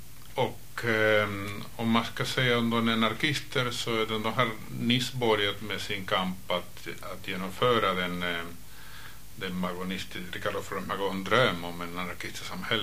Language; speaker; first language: Swedish; non-native, fluent; Spanish